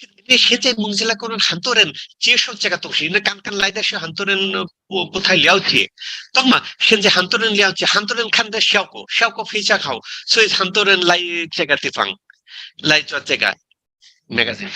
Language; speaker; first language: Chinese; non-native, learner; Bangla